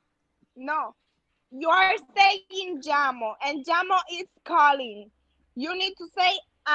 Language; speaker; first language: English; non-native, local second language; Spanish